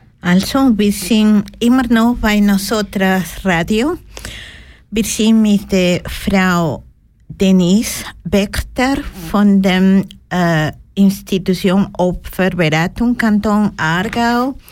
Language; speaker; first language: German; non-native, learner; Spanish